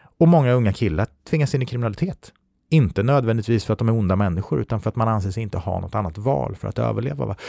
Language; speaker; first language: Swedish; native; Swedish